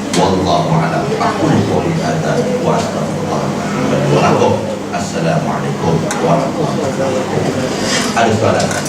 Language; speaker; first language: Malay; native; Malay